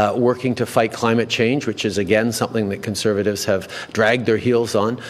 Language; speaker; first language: English; early bilingual, other home language; French